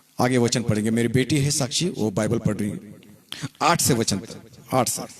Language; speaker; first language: Hindi; non-native, local second language; Marathi